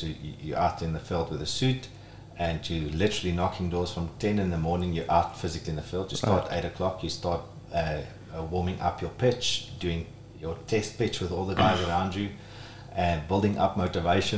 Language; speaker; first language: English; non-native, local second language; Afrikaans